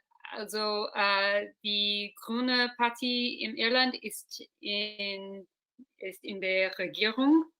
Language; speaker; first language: German; non-native, learner; English